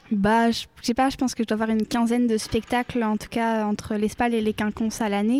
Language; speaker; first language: French; native; French